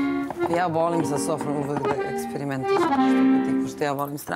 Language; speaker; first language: Serbian; native; Serbian